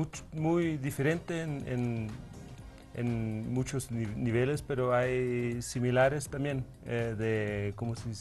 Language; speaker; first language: Spanish; early bilingual, heritage; Danish